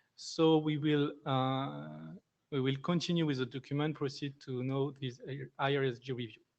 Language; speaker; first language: English; non-native, fluent; French